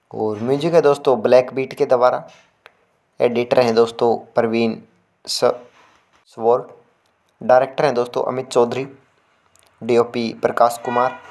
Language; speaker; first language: Hindi; native; Hindi